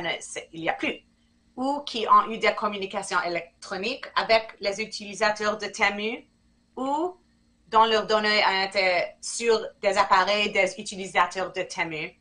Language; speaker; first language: French; non-native, fluent; English